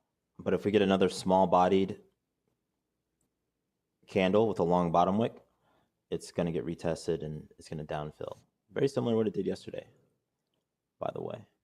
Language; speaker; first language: English; native; English